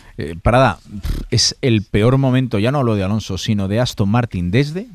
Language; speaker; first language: Spanish; native; Spanish